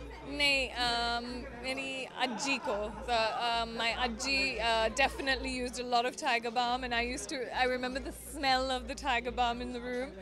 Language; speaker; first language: English; native; English